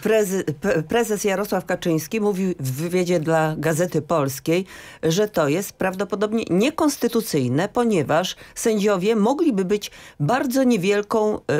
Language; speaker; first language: Polish; native; Polish